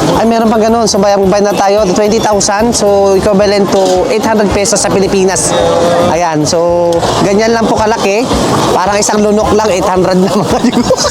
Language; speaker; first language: Filipino; native; Filipino